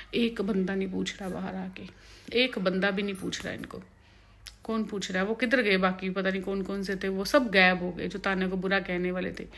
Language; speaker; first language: Hindi; non-native, local second language; Punjabi